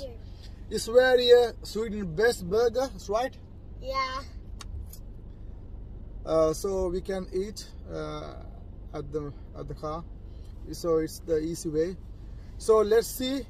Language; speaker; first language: English; non-native, learner; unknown